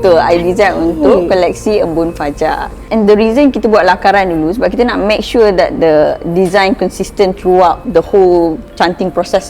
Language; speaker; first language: Malay; native; Malay